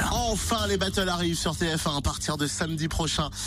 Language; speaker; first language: French; native; French